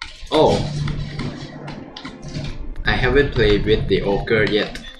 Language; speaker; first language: English; non-native, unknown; Thai